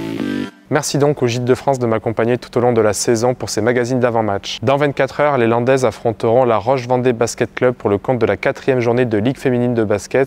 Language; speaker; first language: French; native; French